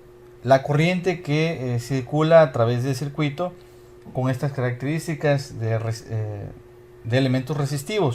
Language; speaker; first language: Spanish; native; Spanish